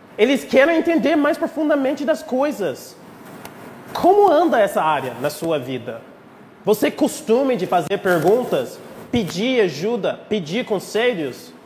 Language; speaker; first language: Portuguese; non-native, fluent; English